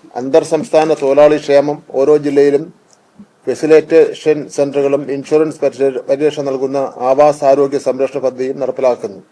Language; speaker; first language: Malayalam; native; Malayalam